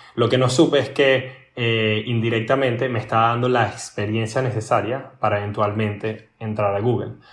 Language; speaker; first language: Spanish; native; Spanish